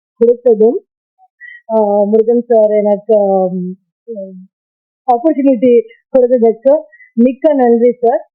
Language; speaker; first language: Tamil; non-native, learner; Kannada